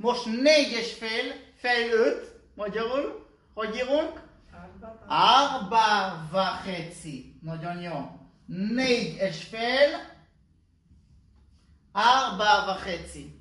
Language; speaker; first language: Hungarian; non-native, learner; Hebrew